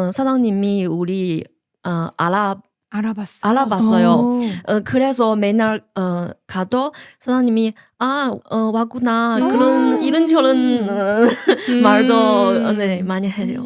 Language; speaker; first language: Korean; non-native, learner; Chinese